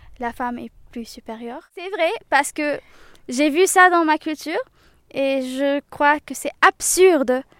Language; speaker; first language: French; non-native, local second language; Arabic